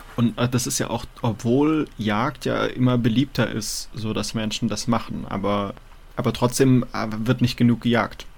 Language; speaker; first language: German; native; German